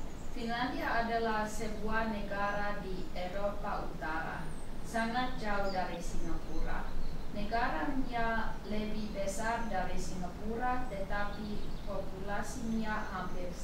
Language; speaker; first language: Indonesian; non-native, learner; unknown